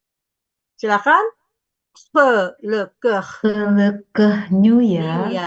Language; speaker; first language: Dutch; non-native, fluent; Indonesian